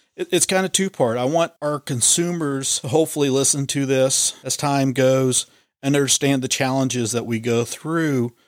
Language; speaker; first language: English; native; English